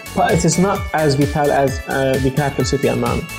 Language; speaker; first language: English; non-native, fluent; Arabic